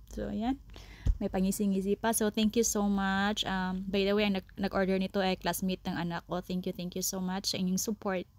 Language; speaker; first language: Filipino; non-native, local second language; Cebuano